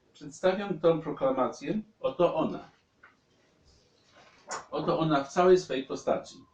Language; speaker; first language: Polish; native; Polish